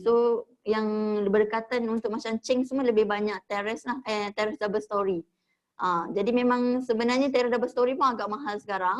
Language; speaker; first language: Malay; native; Malay